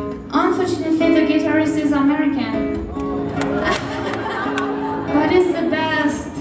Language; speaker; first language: English; non-native, fluent; French